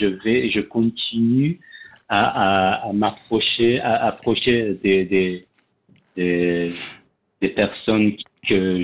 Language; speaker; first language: French; non-native, fluent; Persian